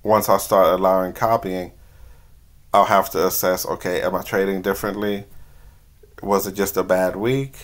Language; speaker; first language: English; native; English